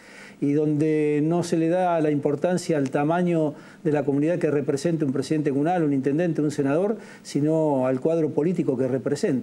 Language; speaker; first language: Spanish; native; Spanish